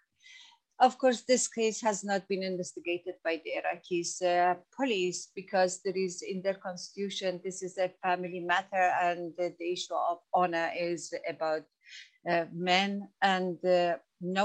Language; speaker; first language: English; non-native, fluent; Persian